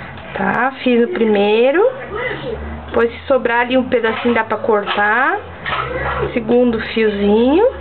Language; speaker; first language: Portuguese; native; Portuguese